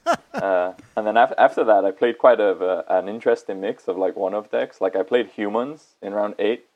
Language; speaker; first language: English; native; English